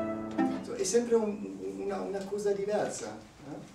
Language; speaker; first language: Italian; non-native, learner; German